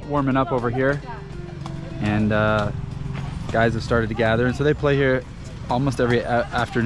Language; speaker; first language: English; native; English